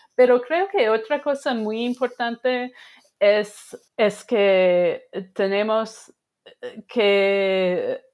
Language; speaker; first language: Spanish; non-native, fluent; English